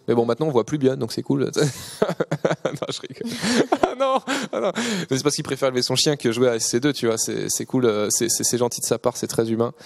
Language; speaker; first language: French; native; French